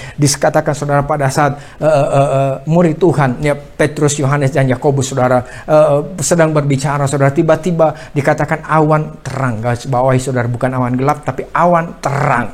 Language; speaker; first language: Indonesian; native; Indonesian